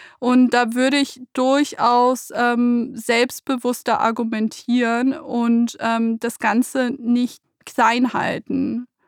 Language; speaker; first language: German; early bilingual, other home language; Persian